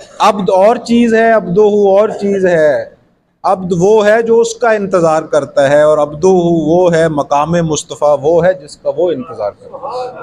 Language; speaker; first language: Urdu; non-native, local second language; Punjabi